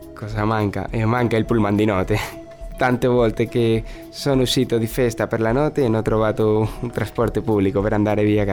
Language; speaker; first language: Italian; non-native, learner; Spanish